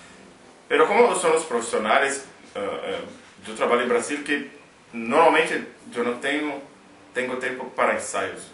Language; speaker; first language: Spanish; non-native, learner; Portuguese